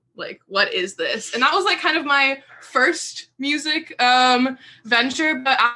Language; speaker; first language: English; native; English